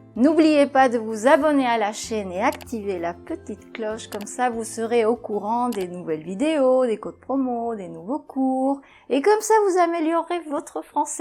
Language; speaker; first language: French; native; French